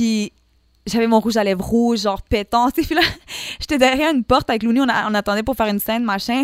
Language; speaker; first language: French; native; French